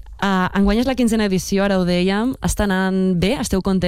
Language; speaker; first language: Catalan; native; Catalan